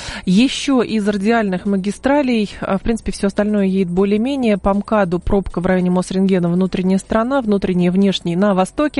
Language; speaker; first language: Russian; native; Russian